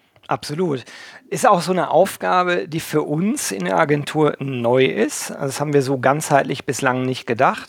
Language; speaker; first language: German; native; German